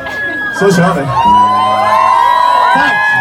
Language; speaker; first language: Swedish; native; Swedish